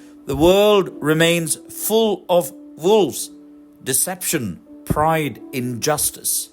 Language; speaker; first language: English; non-native, local second language; Malayalam